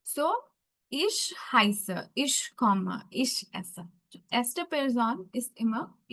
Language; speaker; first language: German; non-native, fluent; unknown